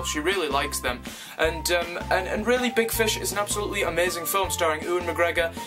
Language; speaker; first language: English; native; English